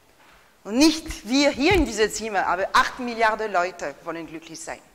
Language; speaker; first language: German; non-native, fluent; French